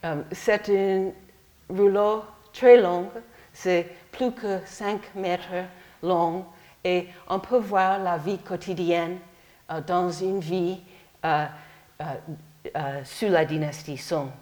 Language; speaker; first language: French; non-native, learner; English